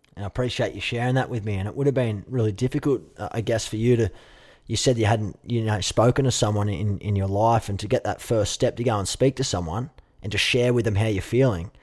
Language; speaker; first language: English; native; English